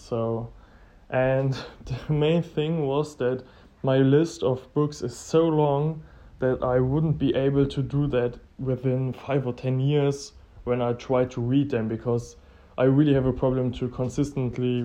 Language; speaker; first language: English; non-native, fluent; German